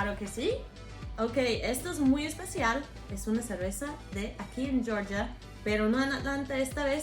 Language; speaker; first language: Spanish; non-native, fluent; English